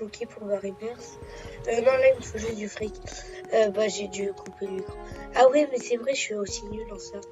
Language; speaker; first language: French; native; French